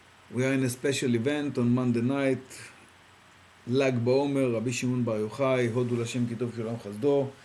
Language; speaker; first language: English; non-native, fluent; Hebrew